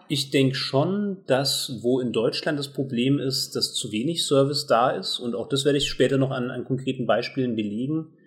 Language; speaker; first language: German; native; German